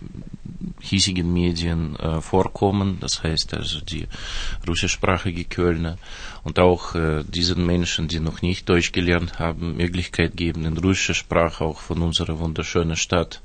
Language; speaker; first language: German; non-native, fluent; Russian